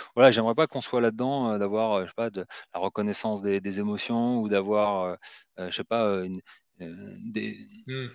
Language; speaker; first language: French; native; French